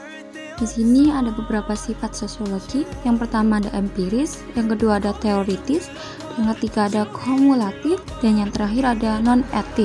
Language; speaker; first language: Indonesian; native; Indonesian